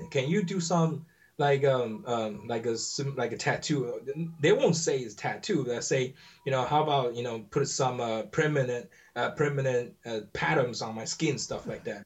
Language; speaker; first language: English; non-native, learner; Chinese